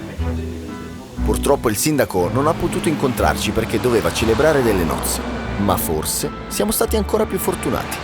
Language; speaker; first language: Italian; native; Italian